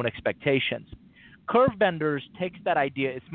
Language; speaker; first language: English; non-native, fluent; Persian